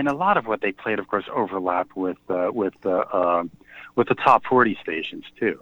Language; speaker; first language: English; native; English